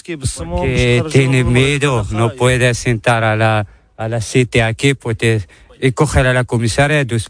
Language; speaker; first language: Spanish; non-native, learner; Arabic